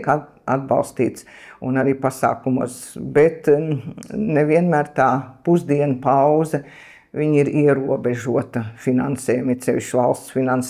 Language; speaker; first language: Latvian; native; Latvian